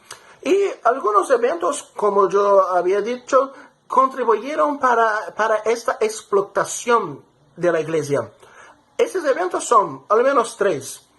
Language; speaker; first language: Spanish; non-native, fluent; Portuguese